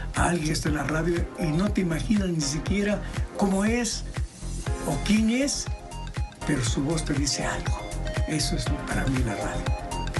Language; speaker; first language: Spanish; native; Spanish